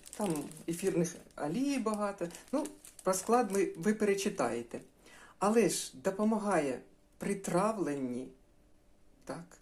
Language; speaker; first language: Ukrainian; non-native, local second language; Russian